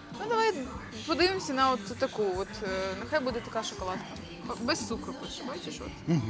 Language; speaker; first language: Ukrainian; native; Ukrainian